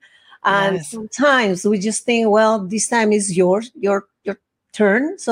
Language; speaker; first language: English; non-native, fluent; Spanish